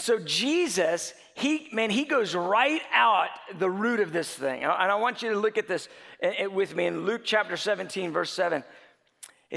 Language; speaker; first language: English; native; English